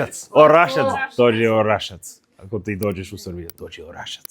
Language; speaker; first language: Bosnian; non-native, learner; English